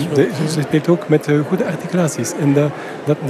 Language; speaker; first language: Dutch; non-native, fluent; French